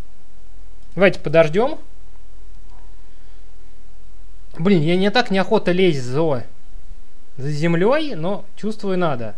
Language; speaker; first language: Russian; native; Russian